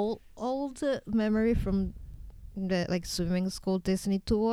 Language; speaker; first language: English; non-native, learner; Japanese